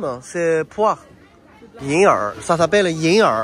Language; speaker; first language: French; non-native, learner; Chinese